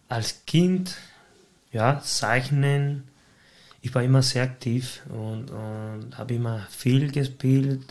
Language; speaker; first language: German; non-native, fluent; Spanish